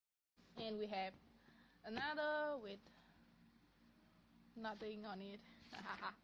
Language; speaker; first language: English; non-native, learner; Vietnamese